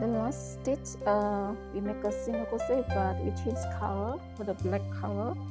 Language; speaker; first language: English; non-native, learner; Indonesian